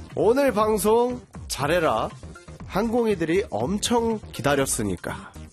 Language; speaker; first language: Korean; native; Korean